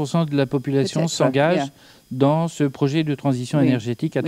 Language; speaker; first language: French; native; French